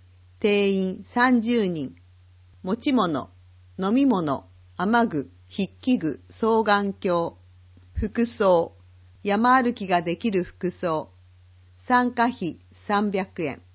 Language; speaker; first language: Japanese; native; Japanese